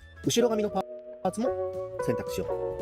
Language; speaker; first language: Japanese; native; Japanese